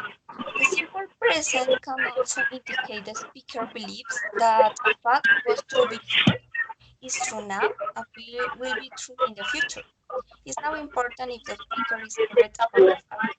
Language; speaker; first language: English; non-native, learner; Spanish